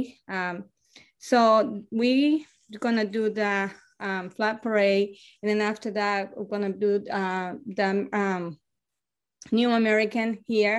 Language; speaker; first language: English; non-native, learner; Spanish